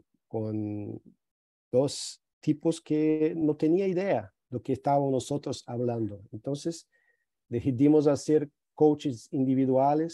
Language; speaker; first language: Spanish; non-native, fluent; Portuguese